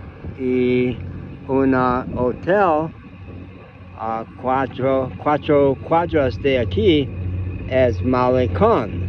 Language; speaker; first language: Spanish; non-native, learner; English